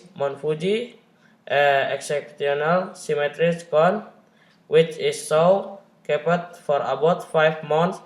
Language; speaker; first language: English; non-native, learner; Indonesian